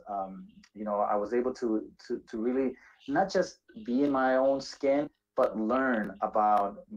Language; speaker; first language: English; native; English